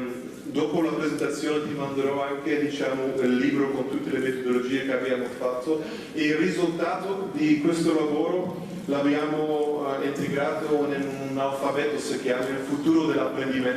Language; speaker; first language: Italian; non-native, fluent; Dutch